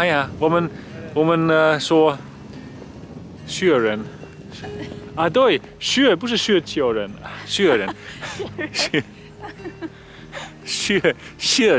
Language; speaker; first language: Chinese; non-native, learner; German